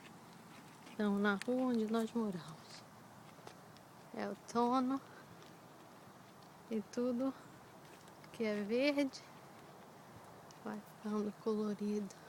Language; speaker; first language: Portuguese; early bilingual, heritage; Portuguese